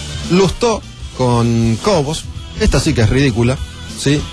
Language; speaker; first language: Spanish; native; Spanish